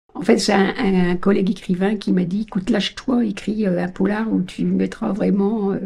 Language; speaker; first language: French; native; French